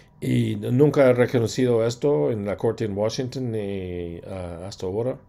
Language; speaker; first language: Spanish; non-native, fluent; English